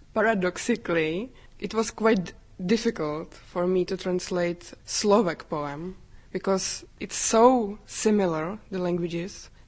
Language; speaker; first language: English; non-native, fluent; Czech